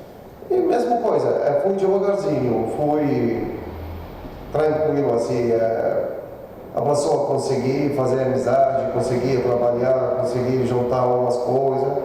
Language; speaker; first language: Portuguese; non-native, learner; Arabic